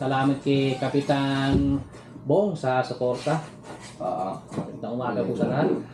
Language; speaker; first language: Filipino; native; Filipino